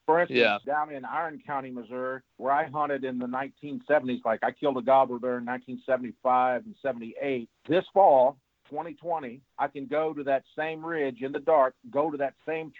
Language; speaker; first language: English; native; English